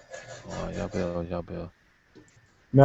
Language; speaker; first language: Spanish; non-native, learner; English